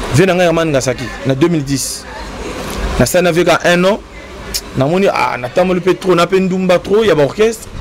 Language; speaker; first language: Lingala; native; Lingala